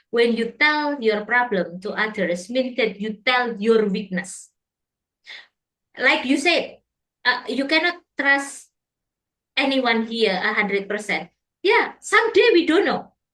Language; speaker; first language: English; non-native, fluent; Indonesian